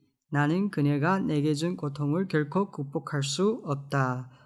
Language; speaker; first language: Korean; non-native, fluent; Chinese